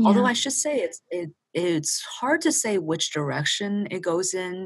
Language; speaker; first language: English; early bilingual, other home language; Chinese